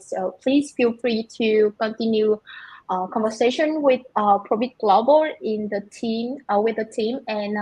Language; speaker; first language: English; non-native, fluent; Vietnamese